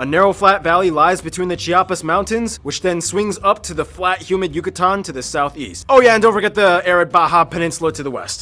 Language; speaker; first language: English; native; English